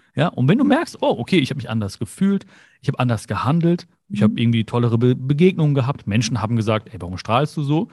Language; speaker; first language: German; early bilingual, other home language; Malayalam